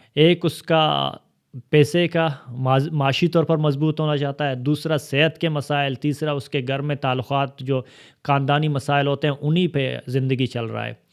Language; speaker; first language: Urdu; non-native, local second language; Baluchi